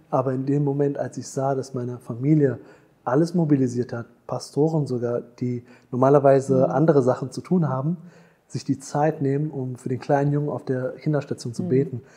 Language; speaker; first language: German; early bilingual, other home language; Tamil